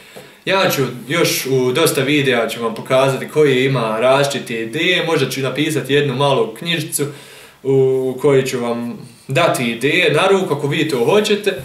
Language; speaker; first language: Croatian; early bilingual, heritage; German